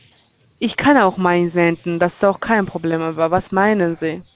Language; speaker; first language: German; non-native, learner; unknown